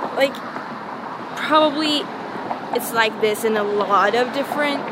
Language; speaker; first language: English; non-native, fluent; Swedish